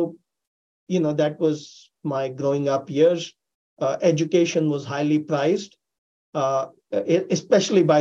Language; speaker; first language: English; non-native, local second language; Hindi